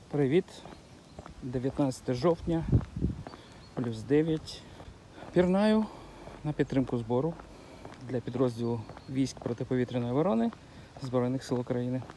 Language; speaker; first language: Ukrainian; non-native, local second language; Russian